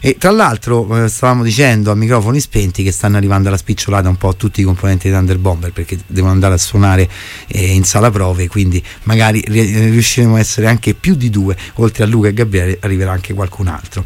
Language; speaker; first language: Italian; native; Italian